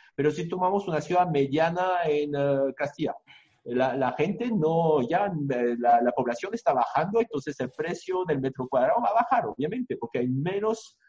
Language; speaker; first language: Spanish; non-native, fluent; French